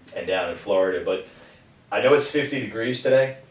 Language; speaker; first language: English; native; English